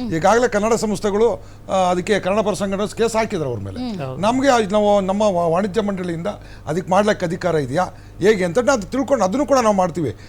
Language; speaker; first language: Kannada; native; Kannada